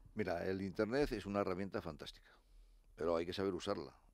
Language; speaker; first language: Spanish; native; Spanish